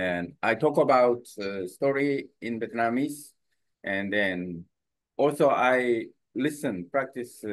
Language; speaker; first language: English; non-native, learner; Korean